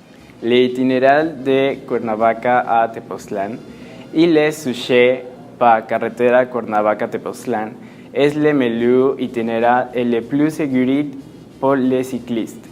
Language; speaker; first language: French; non-native, learner; Spanish